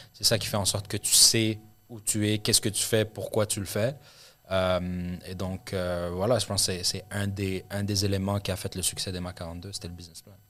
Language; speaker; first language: French; early bilingual, other home language; Arabic